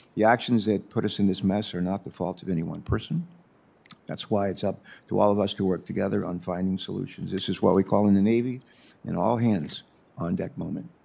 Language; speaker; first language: English; native; English